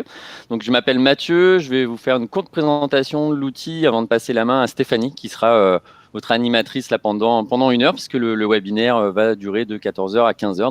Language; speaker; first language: French; native; French